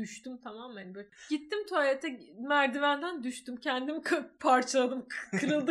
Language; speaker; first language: Turkish; native; Turkish